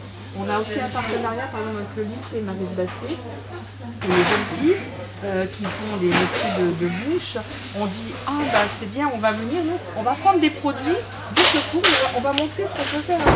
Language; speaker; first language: French; native; French